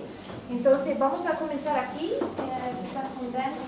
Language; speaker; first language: Spanish; non-native, fluent; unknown